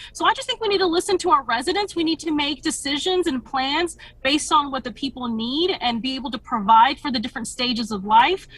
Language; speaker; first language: English; early bilingual, other home language; Spanish